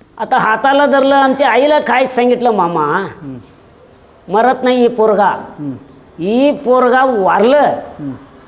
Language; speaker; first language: Marathi; native; Marathi